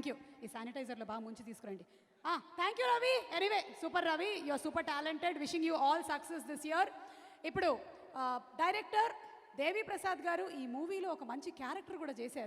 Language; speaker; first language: Telugu; native; Telugu